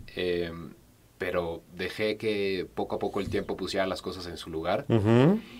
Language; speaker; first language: Spanish; native; Spanish